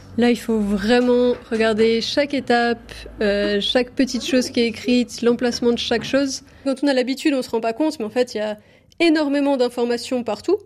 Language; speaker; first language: French; native; French